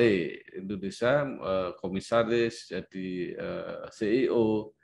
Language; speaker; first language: Indonesian; native; Indonesian